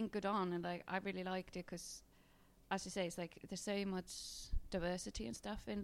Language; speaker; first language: English; non-native, fluent; Icelandic